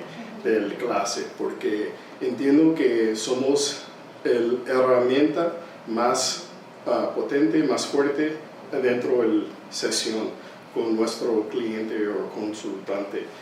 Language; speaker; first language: Spanish; early bilingual, heritage; English